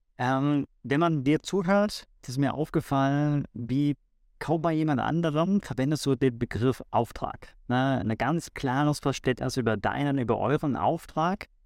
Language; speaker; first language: German; native; German